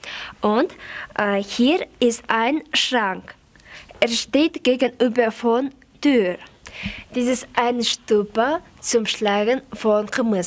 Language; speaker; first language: German; non-native, learner; Kyrgyz